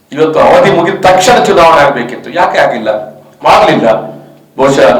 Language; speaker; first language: Kannada; native; Kannada